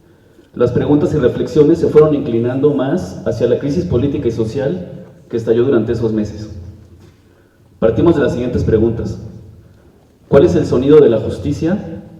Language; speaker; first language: Spanish; native; Spanish